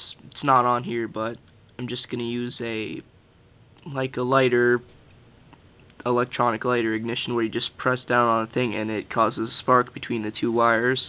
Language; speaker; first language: English; native; English